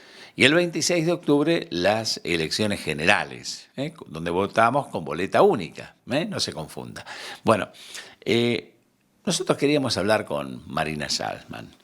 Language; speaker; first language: Spanish; native; Spanish